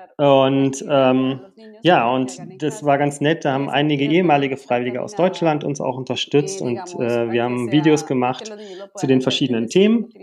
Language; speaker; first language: German; native; German